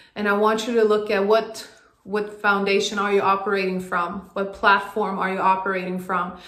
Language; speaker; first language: English; non-native, fluent; Swedish